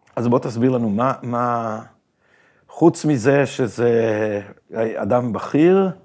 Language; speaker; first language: Hebrew; native; Hebrew